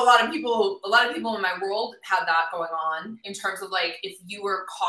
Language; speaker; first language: English; native; English